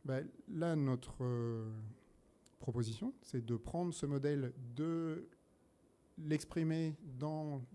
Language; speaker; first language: French; native; French